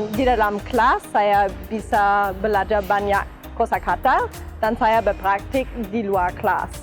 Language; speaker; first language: Indonesian; non-native, learner; German